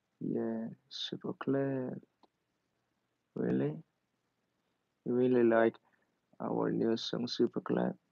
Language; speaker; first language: English; non-native, learner; Korean